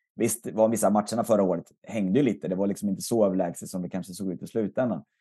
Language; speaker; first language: Swedish; native; Swedish